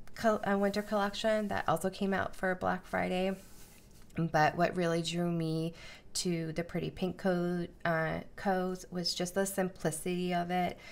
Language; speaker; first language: English; native; English